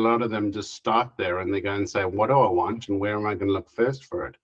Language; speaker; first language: English; native; English